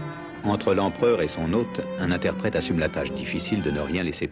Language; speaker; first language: French; native; French